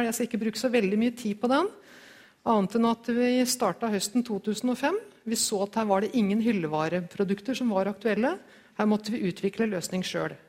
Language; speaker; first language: Norwegian; native; Norwegian